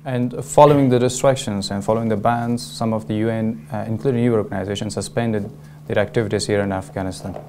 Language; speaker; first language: English; non-native, fluent; Persian